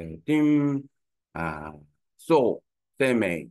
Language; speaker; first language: Vietnamese; non-native, learner; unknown